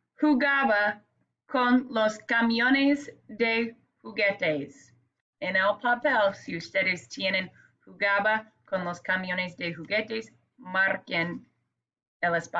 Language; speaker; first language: Spanish; non-native, fluent; English